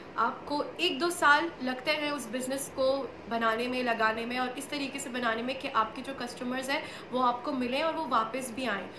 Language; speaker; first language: Urdu; native; Urdu